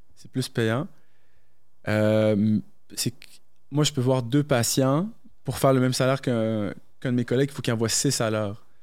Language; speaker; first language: French; early bilingual, other home language; Arabic